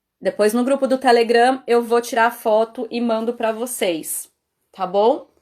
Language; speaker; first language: Portuguese; native; Portuguese